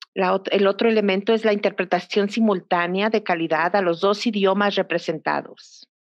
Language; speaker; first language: Spanish; early bilingual, heritage; Spanish